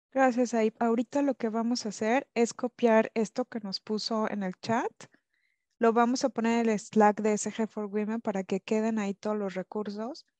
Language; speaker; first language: Spanish; native; Spanish